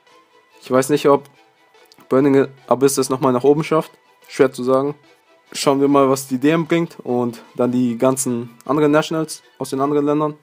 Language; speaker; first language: German; native; German